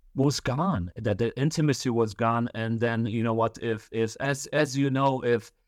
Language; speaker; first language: English; early bilingual, other home language; Polish